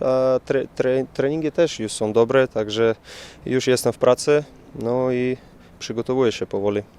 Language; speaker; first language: Polish; non-native, fluent; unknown